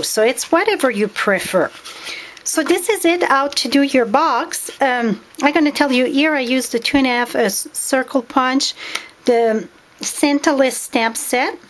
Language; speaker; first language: English; non-native, fluent; French